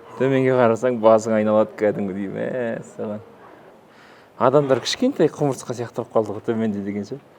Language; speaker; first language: Kazakh; native; Kazakh